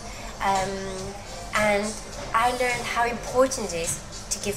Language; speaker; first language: English; non-native, fluent; Greek